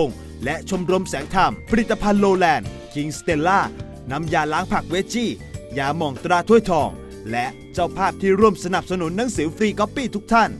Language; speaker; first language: Thai; native; Thai